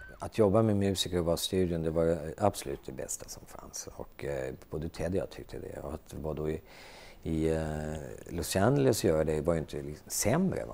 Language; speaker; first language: Swedish; native; Swedish